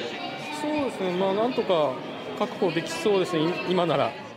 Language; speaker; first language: Japanese; native; Japanese